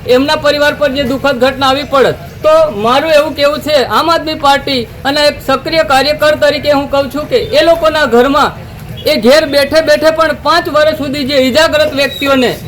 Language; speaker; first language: Gujarati; non-native, local second language; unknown